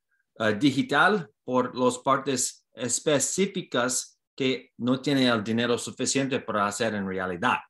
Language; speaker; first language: Spanish; non-native, learner; English